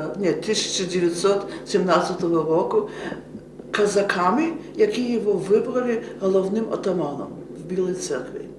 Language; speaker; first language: Ukrainian; early bilingual, heritage; Ukrainian